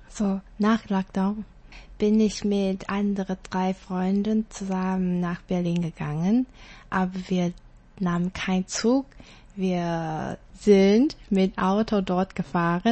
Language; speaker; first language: German; non-native, learner; Chinese